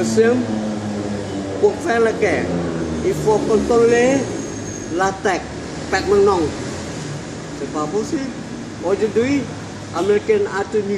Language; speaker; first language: French; non-native, learner; Vietnamese